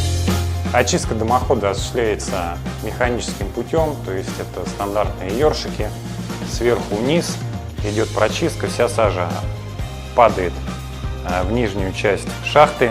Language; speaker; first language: Russian; native; Russian